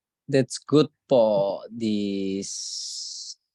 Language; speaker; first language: English; non-native, learner; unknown